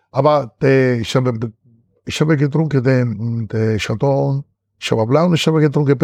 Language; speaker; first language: German; non-native, learner; Italian